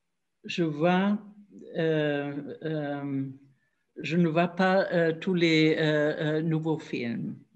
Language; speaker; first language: French; non-native, fluent; German